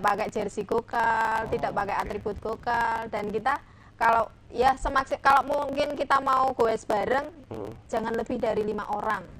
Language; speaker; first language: Indonesian; native; Indonesian